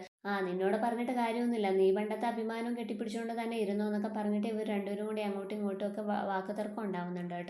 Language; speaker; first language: Malayalam; native; Malayalam